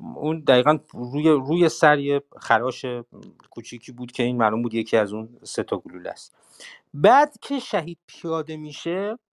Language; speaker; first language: Persian; native; Persian